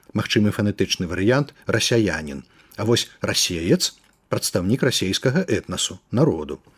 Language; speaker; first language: Belarusian; native; Belarusian